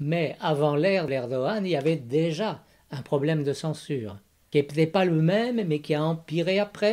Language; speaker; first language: French; native; French